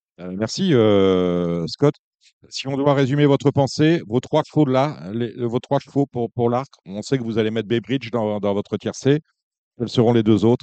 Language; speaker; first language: French; native; French